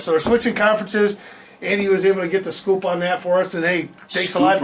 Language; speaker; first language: English; native; English